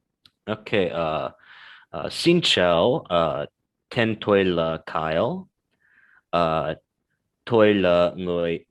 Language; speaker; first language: Vietnamese; non-native, learner; English